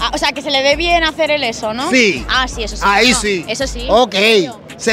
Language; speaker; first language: Spanish; native; Spanish